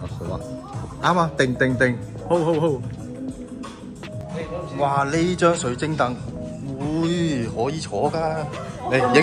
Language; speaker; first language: Chinese; native; Chinese